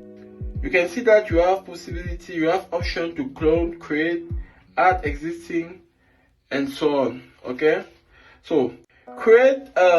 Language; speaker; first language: English; non-native, fluent; French